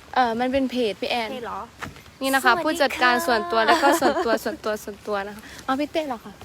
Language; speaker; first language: Thai; native; Thai